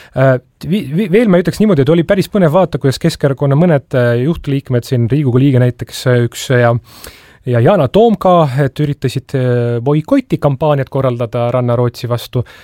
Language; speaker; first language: Estonian; non-native, local second language; Russian